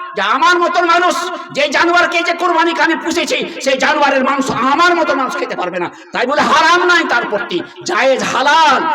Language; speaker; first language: Bangla; non-native, local second language; Urdu